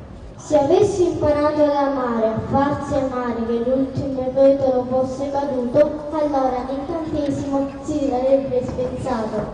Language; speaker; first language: Italian; native; Italian